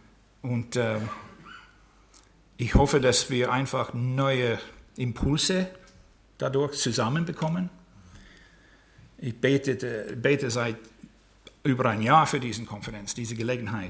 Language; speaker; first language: German; non-native, fluent; English